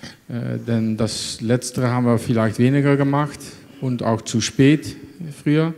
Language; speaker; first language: German; non-native, fluent; Dutch